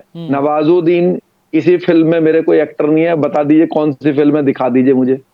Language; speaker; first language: Hindi; native; Hindi